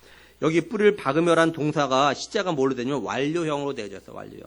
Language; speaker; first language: Korean; native; Korean